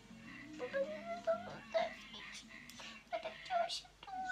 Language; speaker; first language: Polish; early bilingual, other home language; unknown